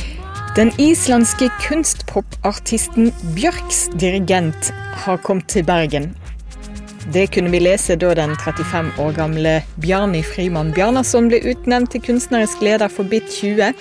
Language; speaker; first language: Norwegian; native; Norwegian